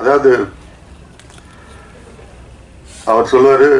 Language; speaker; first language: Tamil; native; Tamil